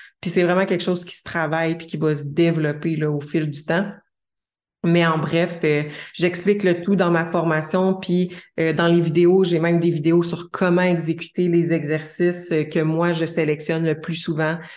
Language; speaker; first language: French; native; French